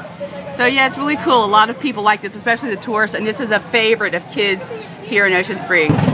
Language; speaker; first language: English; native; English